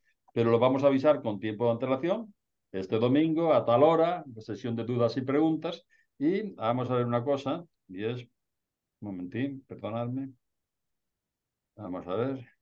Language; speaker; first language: Spanish; native; Spanish